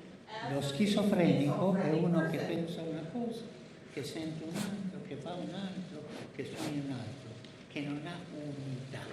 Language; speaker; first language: Italian; early bilingual, heritage; Spanish